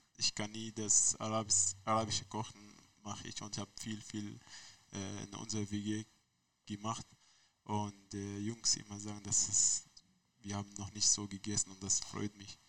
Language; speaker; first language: German; non-native, learner; Arabic